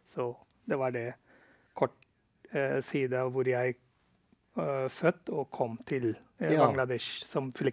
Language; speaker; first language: Norwegian; non-native, fluent; Rohingya